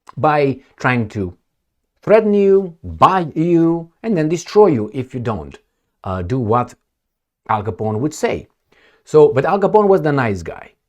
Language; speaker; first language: English; non-native, fluent; Romanian